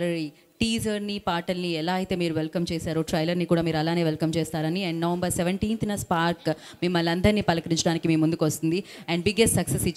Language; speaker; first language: Telugu; native; Telugu